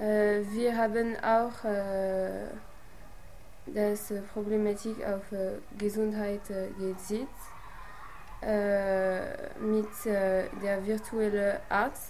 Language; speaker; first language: German; non-native, learner; French